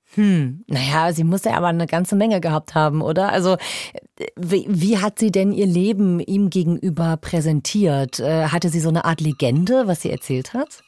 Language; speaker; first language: German; native; German